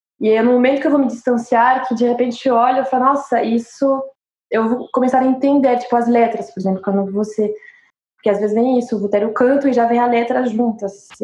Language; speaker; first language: Portuguese; non-native, fluent; French